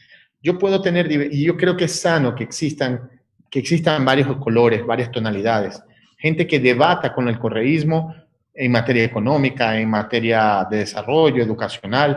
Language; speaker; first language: Spanish; native; Spanish